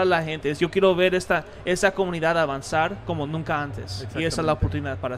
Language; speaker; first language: Spanish; early bilingual, heritage; Spanish